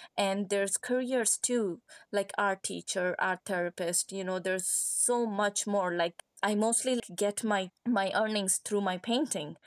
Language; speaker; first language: English; non-native, fluent; Persian